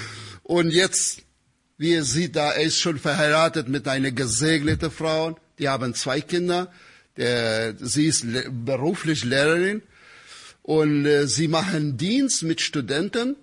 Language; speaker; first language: German; non-native, fluent; Albanian